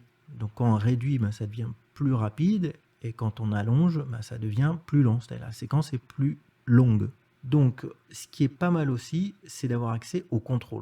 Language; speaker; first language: French; native; French